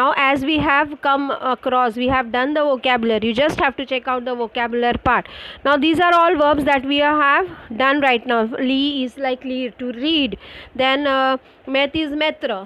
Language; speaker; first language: English; non-native, local second language; Marathi